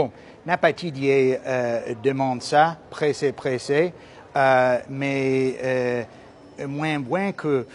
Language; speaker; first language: Haitian Creole; non-native, fluent; English